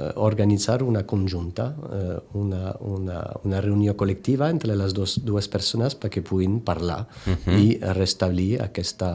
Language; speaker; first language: Catalan; non-native, fluent; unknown